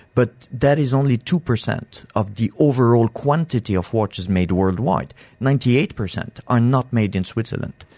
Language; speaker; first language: English; non-native, fluent; French